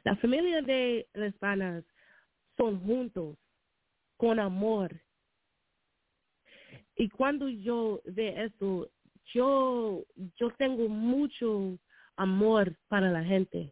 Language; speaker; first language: Spanish; non-native, learner; English